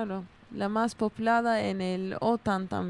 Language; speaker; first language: Spanish; non-native, fluent; Kurdish